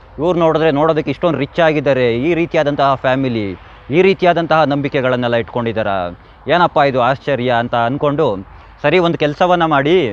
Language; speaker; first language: Kannada; native; Kannada